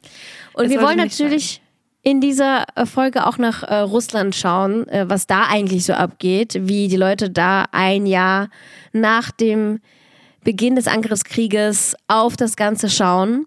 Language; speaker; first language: German; early bilingual, other home language; Russian